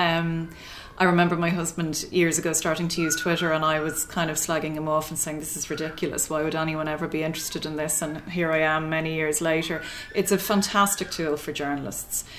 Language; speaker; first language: English; native; English